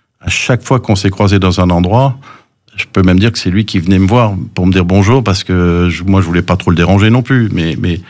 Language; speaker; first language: French; early bilingual, other home language; English